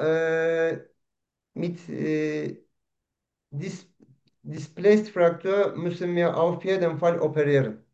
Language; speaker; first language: German; non-native, learner; Turkish